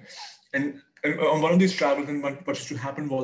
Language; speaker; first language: English; non-native, local second language; Urdu